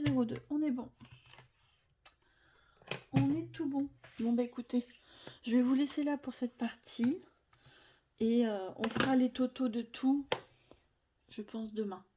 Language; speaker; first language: French; native; French